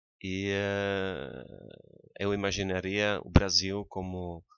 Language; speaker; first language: Portuguese; non-native, fluent; Czech